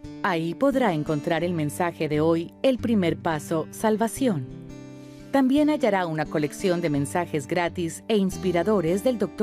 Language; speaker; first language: Spanish; native; Spanish